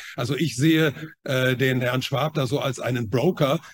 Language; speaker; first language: German; non-native, fluent; Chinese